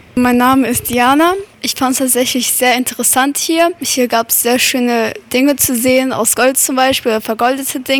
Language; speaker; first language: German; non-native, fluent; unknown